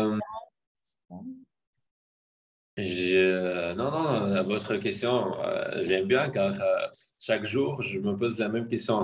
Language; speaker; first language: French; non-native, fluent; Arabic